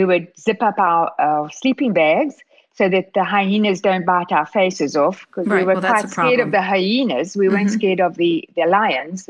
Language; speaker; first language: English; native; English